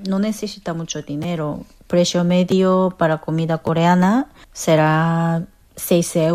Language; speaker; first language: Spanish; non-native, fluent; Korean